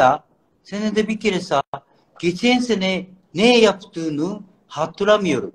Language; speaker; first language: Turkish; non-native, learner; Japanese